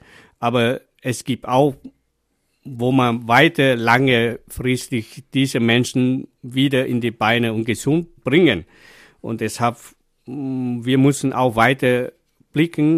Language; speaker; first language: German; non-native, fluent; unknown